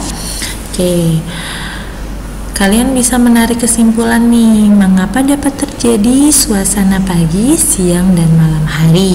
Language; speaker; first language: Indonesian; native; Indonesian